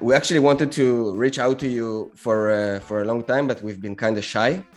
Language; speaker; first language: English; non-native, fluent; Hebrew